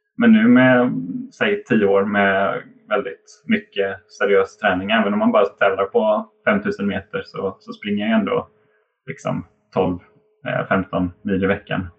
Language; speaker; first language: Swedish; native; Swedish